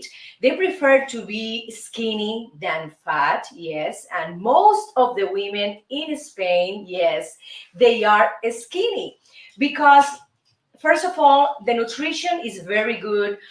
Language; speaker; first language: English; non-native, fluent; Spanish